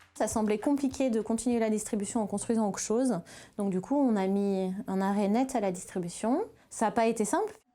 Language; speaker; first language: French; native; French